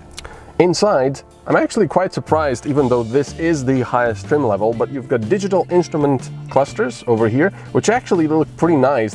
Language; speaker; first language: English; non-native, fluent; Slovenian